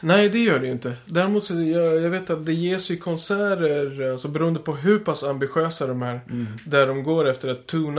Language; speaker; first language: Swedish; native; Swedish